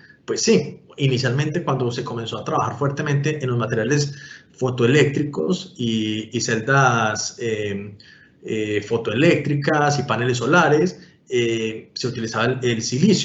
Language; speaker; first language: Spanish; native; Spanish